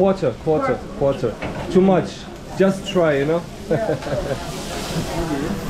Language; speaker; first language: English; non-native, fluent; German